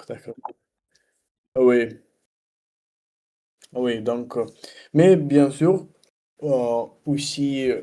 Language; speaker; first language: French; non-native, learner; Russian